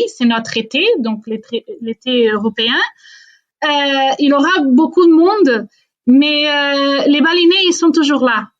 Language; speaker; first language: French; non-native, fluent; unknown